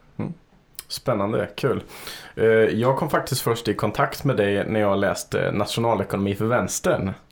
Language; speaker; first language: Swedish; native; Swedish